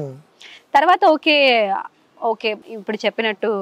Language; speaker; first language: Telugu; non-native, fluent; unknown